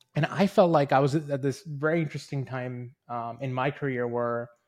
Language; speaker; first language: English; early bilingual, other home language; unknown